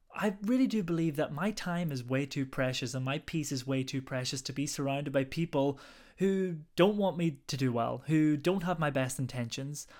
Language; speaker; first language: English; native; English